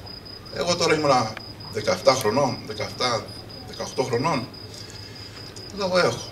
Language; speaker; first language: Greek; early bilingual, heritage; English